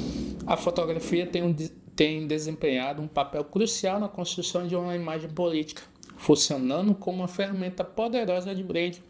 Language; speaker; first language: Portuguese; native; Portuguese